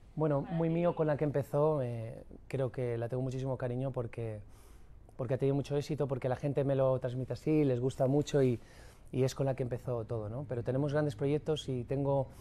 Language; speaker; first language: Spanish; native; Spanish